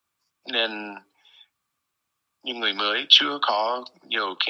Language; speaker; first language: Vietnamese; non-native, fluent; English